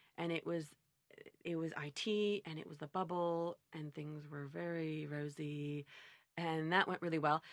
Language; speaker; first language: English; native; English